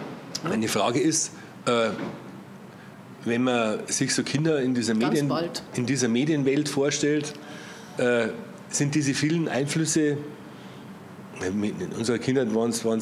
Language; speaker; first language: German; native; German